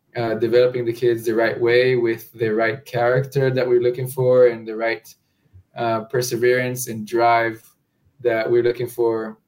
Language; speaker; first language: English; non-native, fluent; Hebrew